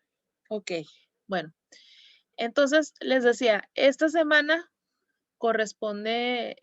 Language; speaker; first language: Spanish; native; Spanish